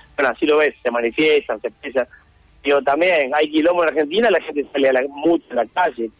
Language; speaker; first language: Spanish; native; Spanish